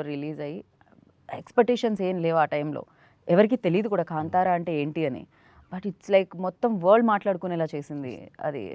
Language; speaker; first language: Telugu; native; Telugu